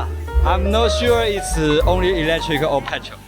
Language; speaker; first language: English; non-native, learner; Chinese